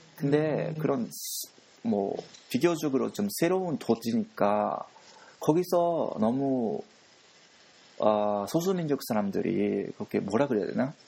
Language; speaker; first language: Korean; non-native, fluent; Japanese